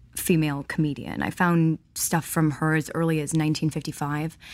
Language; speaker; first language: English; native; English